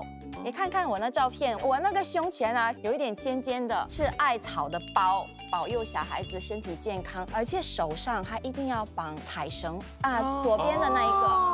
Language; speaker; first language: Chinese; native; Chinese